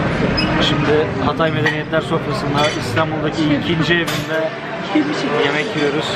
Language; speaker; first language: Turkish; native; Turkish